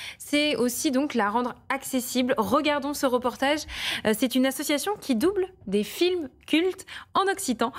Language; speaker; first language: French; native; French